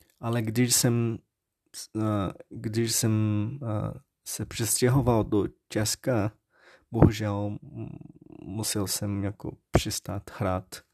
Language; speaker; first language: Czech; non-native, learner; Portuguese